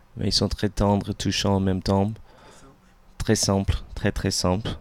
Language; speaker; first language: French; early bilingual, other home language; English